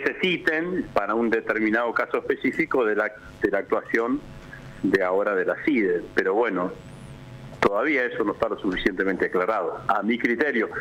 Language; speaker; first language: Spanish; native; Spanish